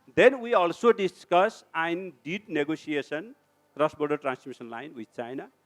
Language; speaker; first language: English; non-native, local second language; Nepali